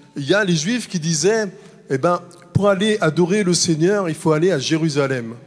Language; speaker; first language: French; native; French